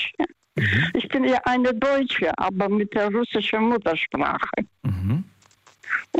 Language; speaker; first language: German; non-native, fluent; Russian